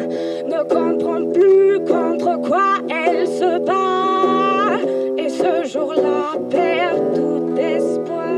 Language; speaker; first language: French; non-native, fluent; Catalan